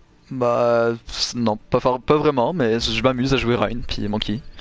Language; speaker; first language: French; native; French